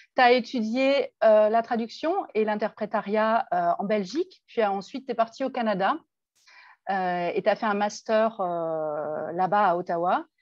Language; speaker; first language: French; native; French